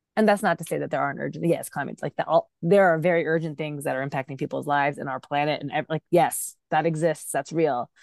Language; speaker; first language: English; early bilingual, other home language; Urdu